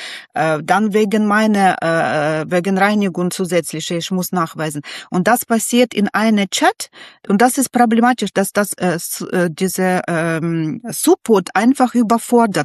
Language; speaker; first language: German; non-native, learner; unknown